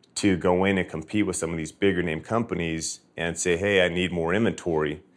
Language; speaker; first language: English; native; English